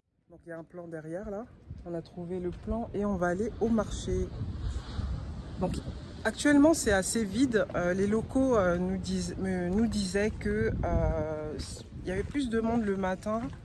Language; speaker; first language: French; native; French